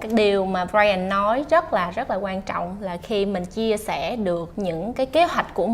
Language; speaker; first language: Vietnamese; native; Vietnamese